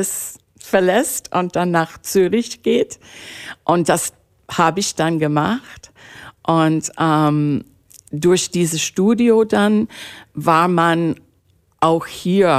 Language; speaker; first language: German; non-native, fluent; English